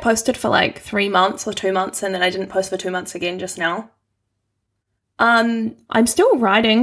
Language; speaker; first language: English; native; English